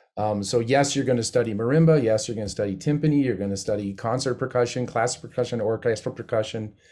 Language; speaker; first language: English; native; English